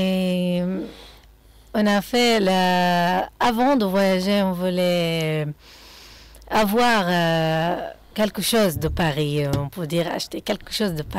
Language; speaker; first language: French; non-native, fluent; Arabic